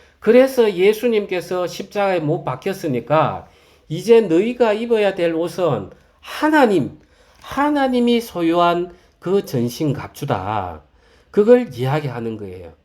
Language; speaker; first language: Korean; native; Korean